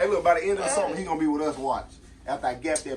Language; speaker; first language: English; native; English